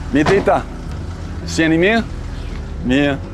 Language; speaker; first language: Albanian; non-native, learner; English